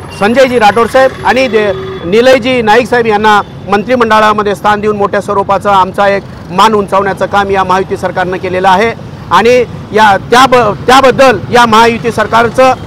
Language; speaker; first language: Marathi; non-native, local second language; Lambadi